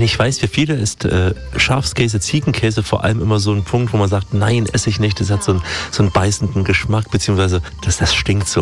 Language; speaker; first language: German; native; German